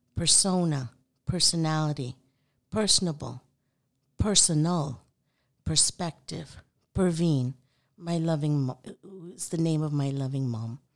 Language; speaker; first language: English; non-native, local second language; Urdu